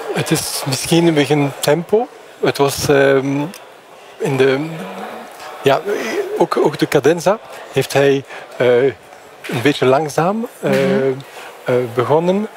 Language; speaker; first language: Dutch; non-native, fluent; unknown